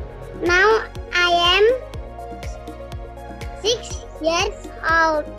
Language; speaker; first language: English; non-native, learner; Indonesian